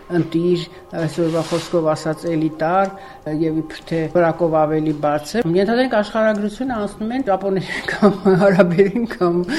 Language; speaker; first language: Armenian; native; Armenian